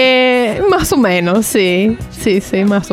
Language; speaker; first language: Spanish; non-native, learner; English